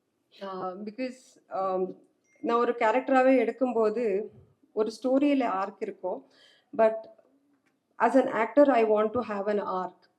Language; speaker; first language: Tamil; non-native, learner; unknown